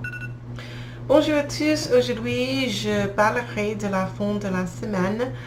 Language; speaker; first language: French; non-native, learner; English